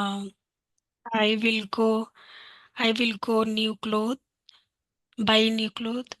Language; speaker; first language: English; non-native, learner; Hindi